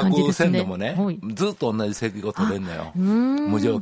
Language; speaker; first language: Japanese; native; Japanese